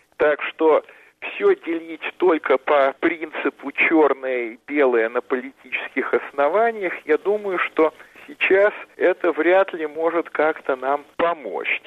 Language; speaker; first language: Russian; native; Russian